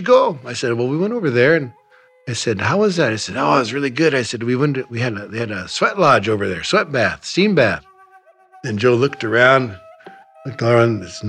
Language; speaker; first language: English; native; English